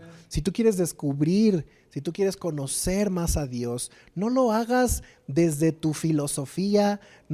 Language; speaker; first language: Spanish; native; Spanish